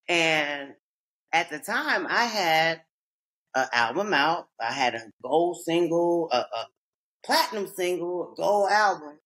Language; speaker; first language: English; native; English